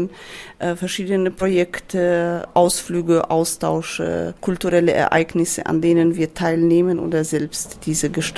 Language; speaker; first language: German; non-native, fluent; Polish